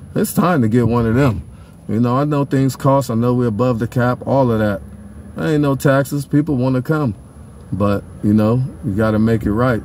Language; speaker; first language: English; native; English